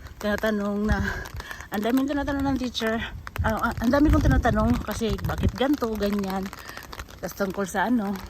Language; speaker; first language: Filipino; native; Filipino